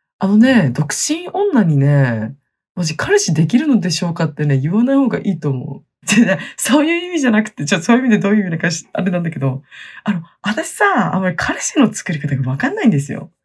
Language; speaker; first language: Japanese; native; Japanese